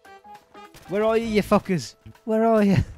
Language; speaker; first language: English; native; English